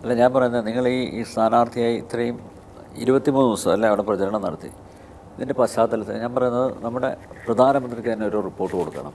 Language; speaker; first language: Malayalam; native; Malayalam